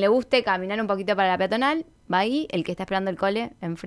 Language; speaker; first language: Spanish; native; Spanish